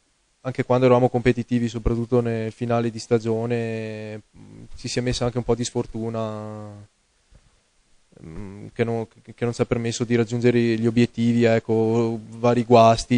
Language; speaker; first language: Italian; native; Italian